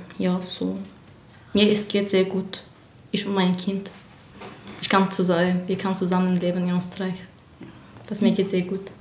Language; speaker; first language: German; non-native, learner; Arabic